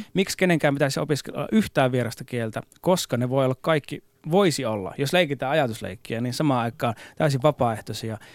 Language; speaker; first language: Finnish; native; Finnish